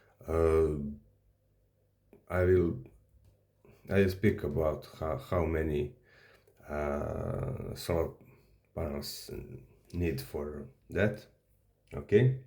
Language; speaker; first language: English; non-native, learner; Serbian